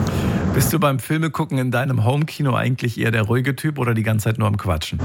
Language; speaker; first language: German; native; German